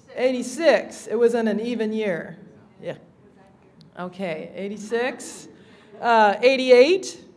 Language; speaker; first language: English; native; English